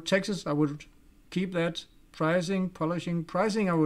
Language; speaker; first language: English; non-native, fluent; Danish